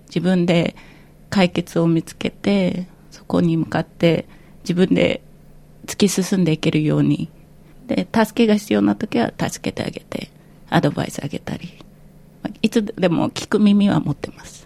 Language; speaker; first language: Japanese; native; Japanese